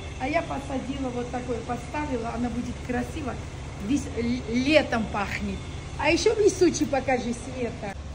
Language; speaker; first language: Russian; non-native, local second language; Armenian